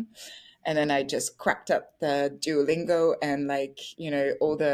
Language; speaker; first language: English; non-native, fluent; French